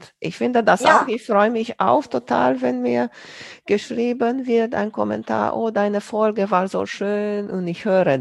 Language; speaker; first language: German; non-native, fluent; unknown